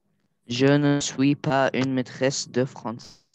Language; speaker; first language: French; non-native, learner; Arabic